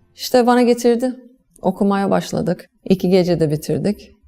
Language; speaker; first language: Turkish; non-native, fluent; English